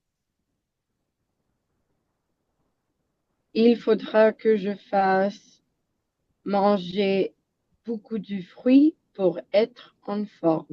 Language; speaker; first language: French; non-native, learner; English